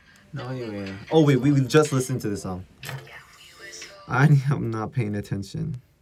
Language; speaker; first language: English; early bilingual, other home language; Korean